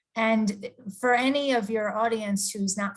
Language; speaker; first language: English; native; English